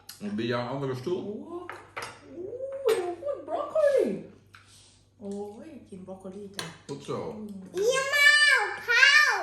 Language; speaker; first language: Dutch; non-native, learner; Thai